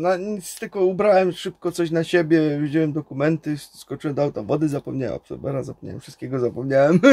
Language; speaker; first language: Polish; native; Polish